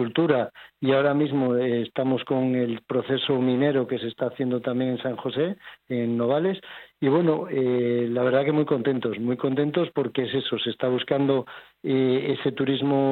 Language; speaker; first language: Spanish; native; Spanish